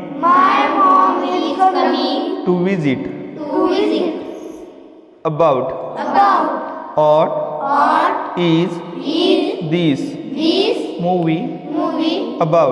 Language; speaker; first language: English; non-native, learner; Marathi